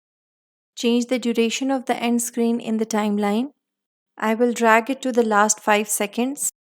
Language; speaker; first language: English; non-native, local second language; Hindi